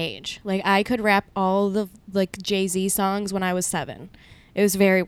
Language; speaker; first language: English; early bilingual, other home language; Spanish